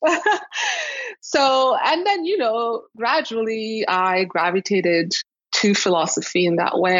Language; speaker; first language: English; non-native, local second language; Kinyarwanda